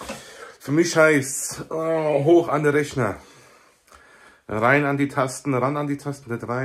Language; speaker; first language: German; native; German